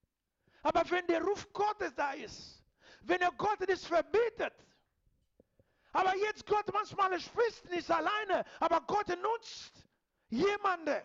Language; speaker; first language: German; non-native, fluent; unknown